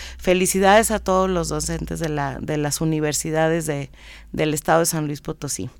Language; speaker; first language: Spanish; native; Spanish